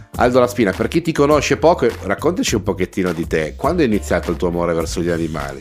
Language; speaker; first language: Italian; native; Italian